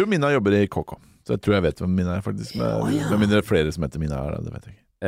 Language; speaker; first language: Norwegian; native; Norwegian